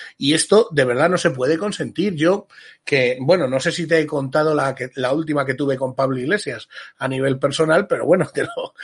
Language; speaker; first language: Spanish; native; Spanish